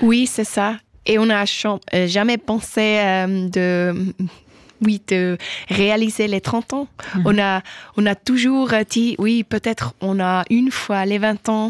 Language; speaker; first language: French; non-native, local second language; German